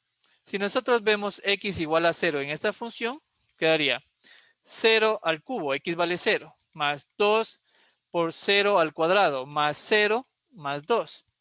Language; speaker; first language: Spanish; native; Spanish